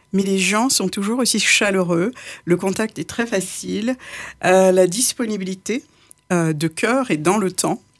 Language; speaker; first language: French; non-native, local second language; Morisyen